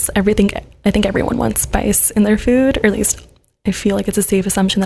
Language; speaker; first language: English; early bilingual, other home language; Gujarati